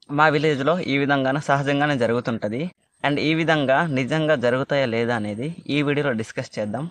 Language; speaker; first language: Telugu; non-native, local second language; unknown